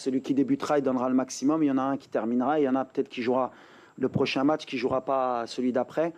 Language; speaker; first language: French; native; French